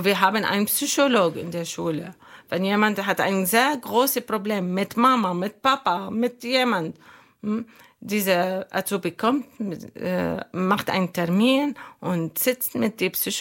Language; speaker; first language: German; non-native, learner; Arabic